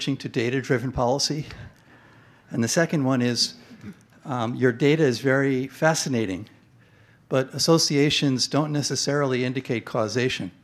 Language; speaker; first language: English; native; English